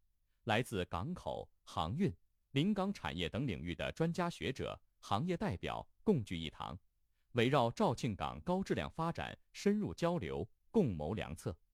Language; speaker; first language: Chinese; native; Chinese